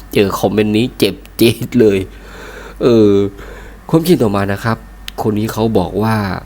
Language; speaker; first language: Thai; native; Thai